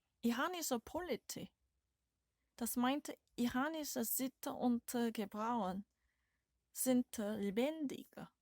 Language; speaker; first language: German; non-native, learner; Korean